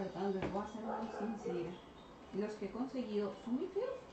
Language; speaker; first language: Spanish; native; Spanish